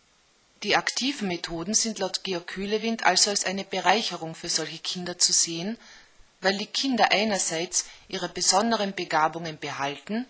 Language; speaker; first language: German; native; German